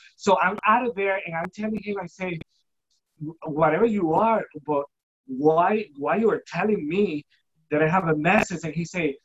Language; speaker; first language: English; non-native, fluent; Spanish